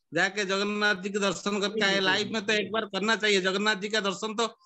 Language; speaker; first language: Hindi; non-native, local second language; Odia